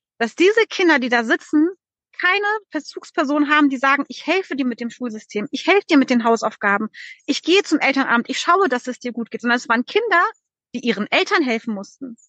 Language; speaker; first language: German; early bilingual, other home language; Polish